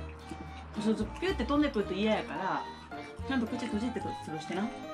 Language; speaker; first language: Japanese; native; Japanese